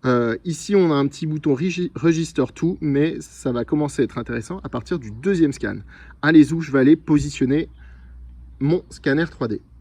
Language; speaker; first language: French; native; French